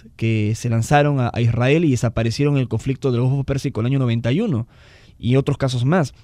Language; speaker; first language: Spanish; native; Spanish